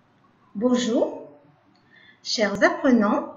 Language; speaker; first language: French; non-native, learner; Uzbek